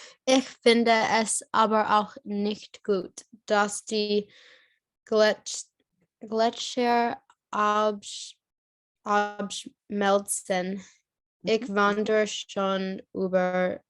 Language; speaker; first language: German; non-native, learner; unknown